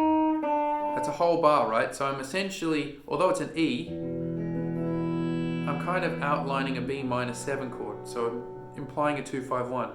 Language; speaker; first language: English; native; English